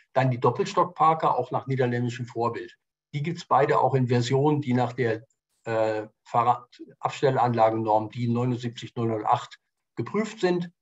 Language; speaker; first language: German; native; German